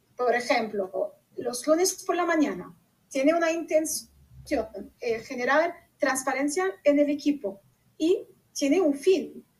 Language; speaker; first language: Spanish; non-native, fluent; Arabic